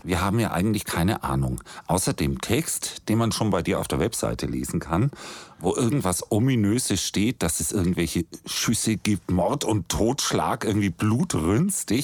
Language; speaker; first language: German; native; German